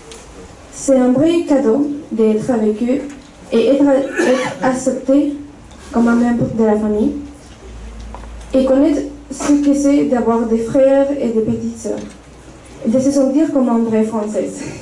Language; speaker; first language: French; non-native, fluent; Spanish